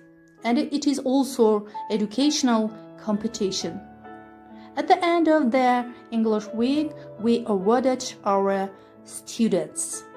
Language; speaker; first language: English; non-native, fluent; Kyrgyz